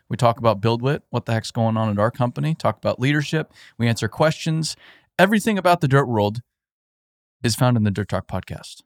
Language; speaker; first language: English; native; English